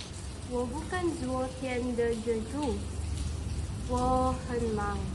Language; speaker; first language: Chinese; non-native, learner; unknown